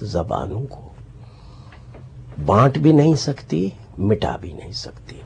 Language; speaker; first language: Urdu; native; Urdu